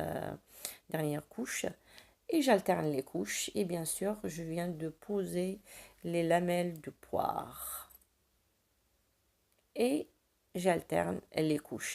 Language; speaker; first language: French; non-native, local second language; Arabic